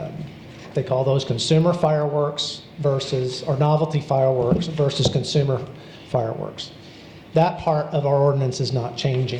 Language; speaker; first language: English; native; English